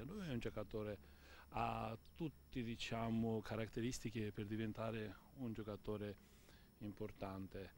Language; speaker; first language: Italian; non-native, fluent; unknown